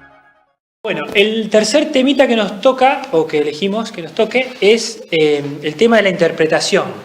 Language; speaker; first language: Spanish; native; Spanish